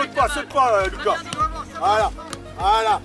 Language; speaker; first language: French; native; French